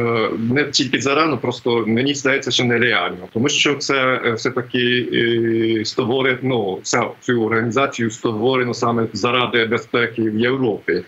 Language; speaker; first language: Ukrainian; non-native, fluent; Japanese